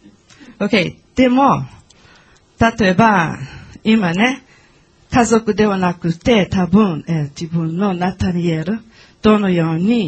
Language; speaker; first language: Japanese; non-native, learner; Portuguese